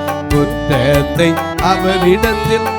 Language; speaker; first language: Tamil; native; Tamil